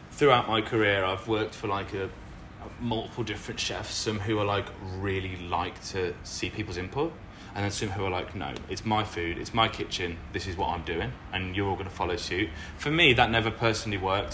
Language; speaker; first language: English; native; English